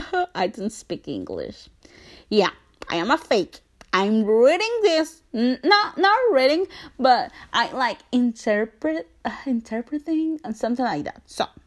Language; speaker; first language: English; non-native, learner; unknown